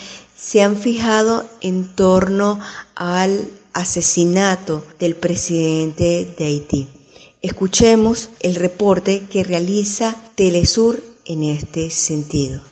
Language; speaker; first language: Spanish; native; Spanish